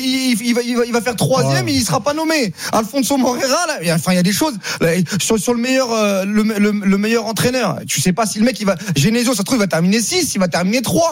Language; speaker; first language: French; native; French